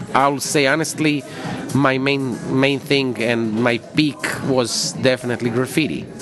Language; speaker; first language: English; non-native, fluent; Croatian